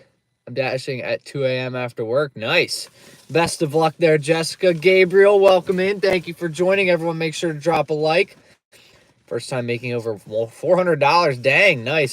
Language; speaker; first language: English; native; English